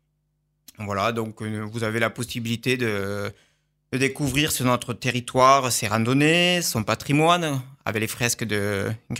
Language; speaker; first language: French; native; French